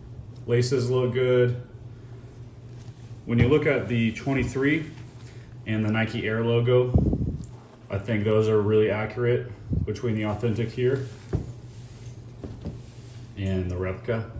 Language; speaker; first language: English; native; English